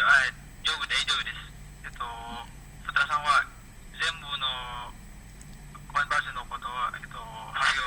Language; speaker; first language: Japanese; non-native, learner; Indonesian